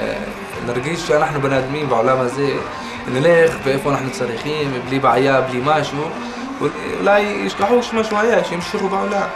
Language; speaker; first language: Hebrew; non-native, local second language; Arabic